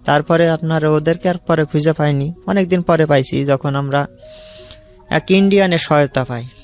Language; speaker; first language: Bangla; native; Bangla